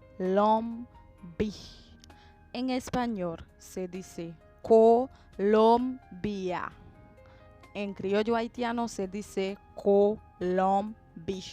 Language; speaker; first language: Spanish; non-native, fluent; Haitian Creole